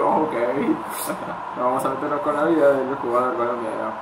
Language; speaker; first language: Spanish; native; Spanish